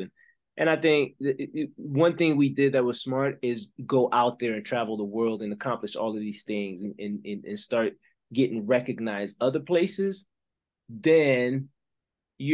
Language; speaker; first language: English; early bilingual, other home language; French